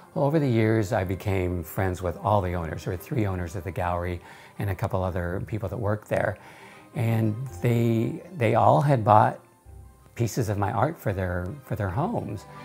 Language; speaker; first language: English; native; English